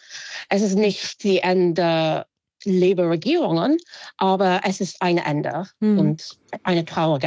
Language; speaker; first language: German; non-native, fluent; English